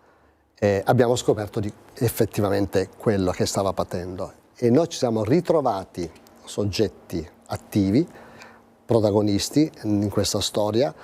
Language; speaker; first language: Italian; native; Italian